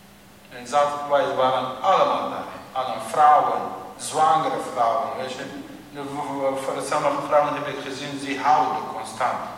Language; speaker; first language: Dutch; non-native, fluent; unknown